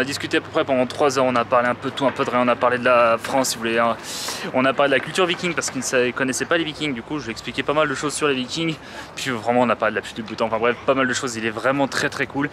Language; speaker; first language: French; native; French